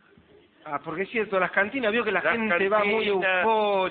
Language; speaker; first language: Spanish; native; Spanish